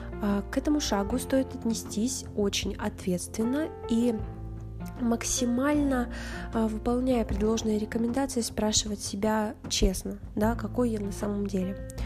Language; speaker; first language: Russian; native; Russian